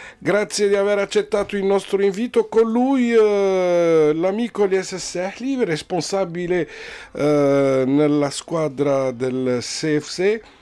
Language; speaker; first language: Italian; non-native, fluent; Arabic